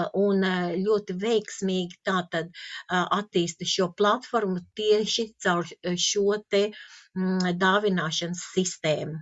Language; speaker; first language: Latvian; non-native, local second language; Russian